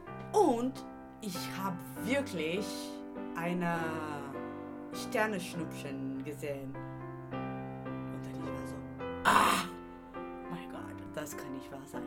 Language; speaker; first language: German; non-native, learner; Portuguese